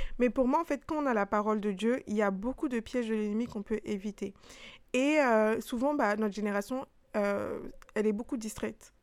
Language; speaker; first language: French; early bilingual, other home language; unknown